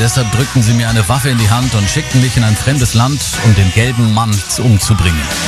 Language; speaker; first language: German; native; German